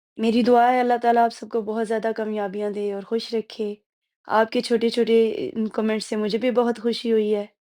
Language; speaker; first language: Urdu; non-native, local second language; Punjabi